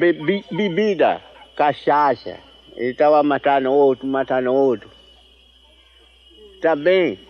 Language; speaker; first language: Portuguese; non-native, local second language; Kayapó